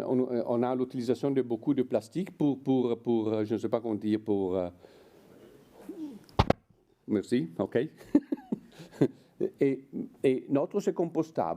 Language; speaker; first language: French; non-native, fluent; Italian